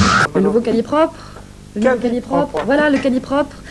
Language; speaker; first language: French; native; French